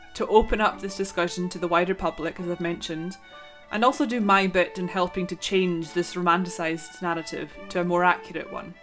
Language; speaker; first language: English; non-native, local second language; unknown